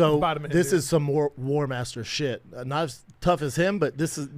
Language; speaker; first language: English; native; English